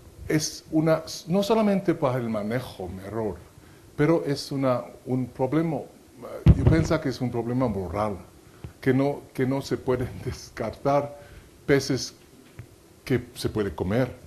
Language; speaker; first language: Spanish; non-native, fluent; French